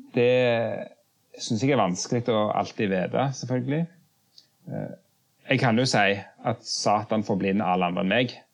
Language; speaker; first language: Norwegian; native; Norwegian